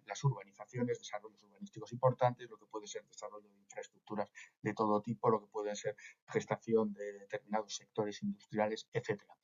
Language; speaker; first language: Spanish; native; Spanish